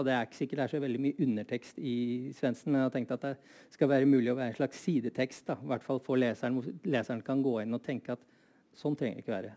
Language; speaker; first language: Norwegian; native; Norwegian